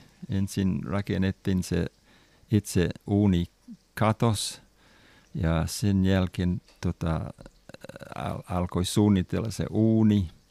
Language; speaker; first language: Finnish; non-native, fluent; English